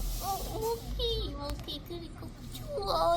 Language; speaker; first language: Korean; non-native, learner; Vietnamese